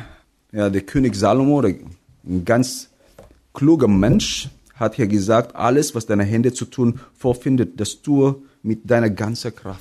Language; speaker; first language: German; non-native, fluent; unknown